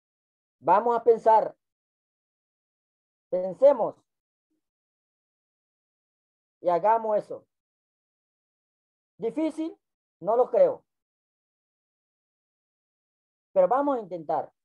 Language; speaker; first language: Spanish; non-native, local second language; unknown